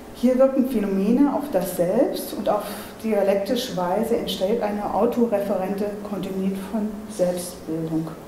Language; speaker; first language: German; native; German